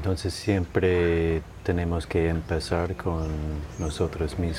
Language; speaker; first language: Spanish; non-native, fluent; English